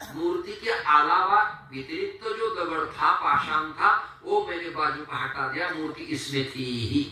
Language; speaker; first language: Hindi; non-native, local second language; Marathi